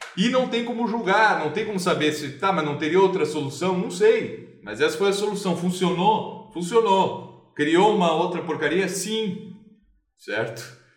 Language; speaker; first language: Portuguese; native; Portuguese